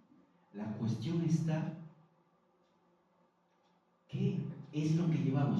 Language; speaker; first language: Spanish; native; Spanish